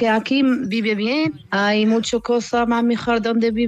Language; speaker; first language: Spanish; non-native, learner; Arabic